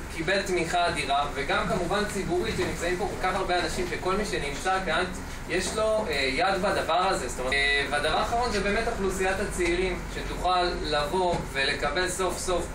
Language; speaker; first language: Hebrew; native; Hebrew